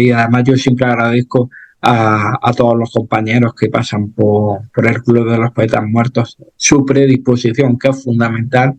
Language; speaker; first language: Spanish; native; Spanish